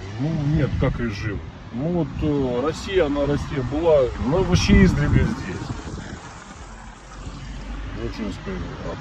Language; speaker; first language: Russian; native; Russian